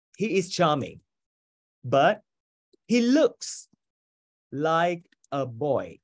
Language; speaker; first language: English; non-native, fluent; Vietnamese